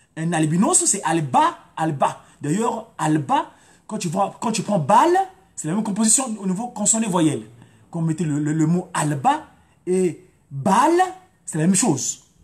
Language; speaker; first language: French; non-native, local second language; Lingala